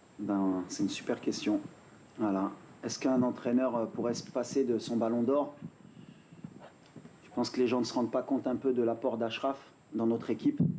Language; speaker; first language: French; native; French